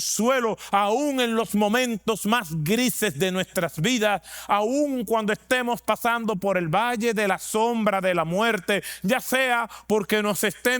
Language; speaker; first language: Spanish; native; Spanish